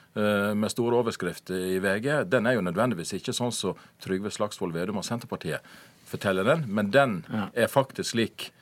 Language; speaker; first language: Norwegian; native; Norwegian